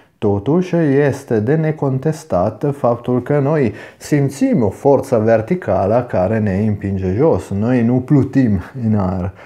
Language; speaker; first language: Romanian; non-native, fluent; Italian